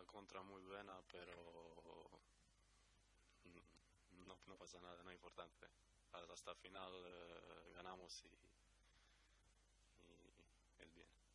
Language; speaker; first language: Spanish; non-native, learner; Croatian